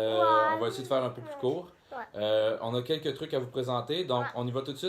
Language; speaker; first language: French; native; French